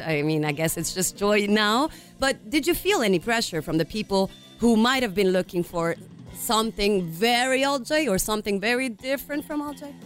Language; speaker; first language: English; non-native, fluent; Italian